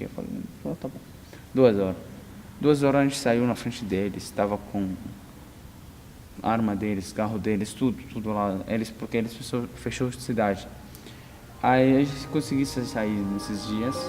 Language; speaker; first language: Portuguese; non-native, learner; Arabic